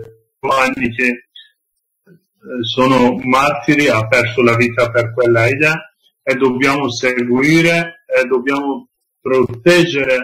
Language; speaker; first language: Italian; non-native, learner; Kurdish